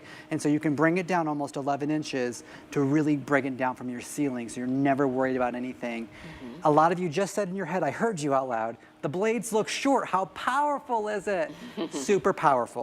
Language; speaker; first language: English; native; English